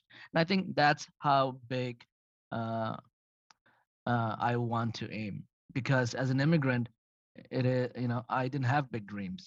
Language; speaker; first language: English; non-native, fluent; Arabic